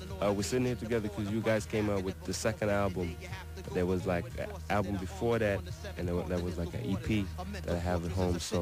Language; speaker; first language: English; non-native, fluent; German